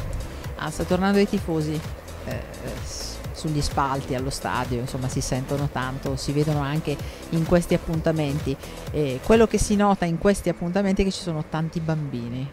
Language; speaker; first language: Italian; native; Italian